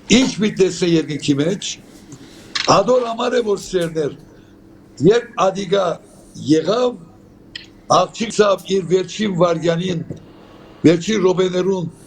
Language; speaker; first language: Armenian; native; Armenian